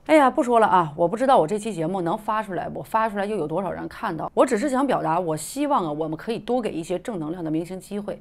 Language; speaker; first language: Chinese; native; Chinese